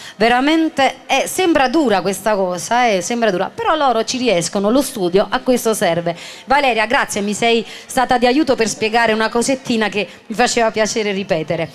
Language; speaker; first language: Italian; native; Italian